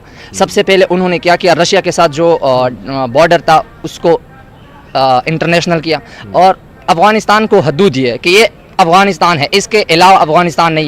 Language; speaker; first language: Hindi; non-native, local second language; Pashto